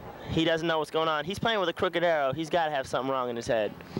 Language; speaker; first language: English; native; English